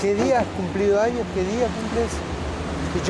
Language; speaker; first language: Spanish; native; Spanish